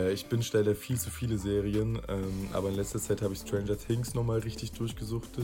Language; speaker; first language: German; native; German